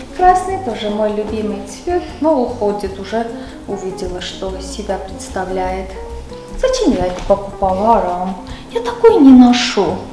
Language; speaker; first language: Russian; non-native, local second language; Armenian